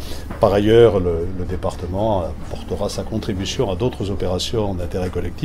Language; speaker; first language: French; native; French